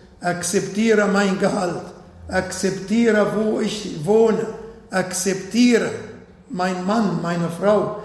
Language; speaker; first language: German; non-native, fluent; Arabic